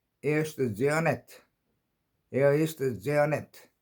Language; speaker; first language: German; non-native, learner; Korean